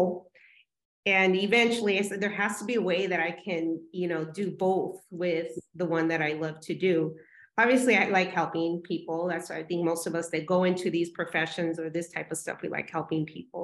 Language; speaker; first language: English; native; English